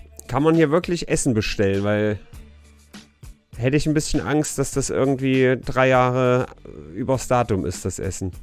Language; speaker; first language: German; native; German